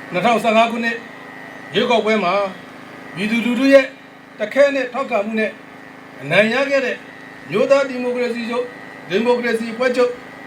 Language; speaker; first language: Burmese; non-native, local second language; S'gaw Karen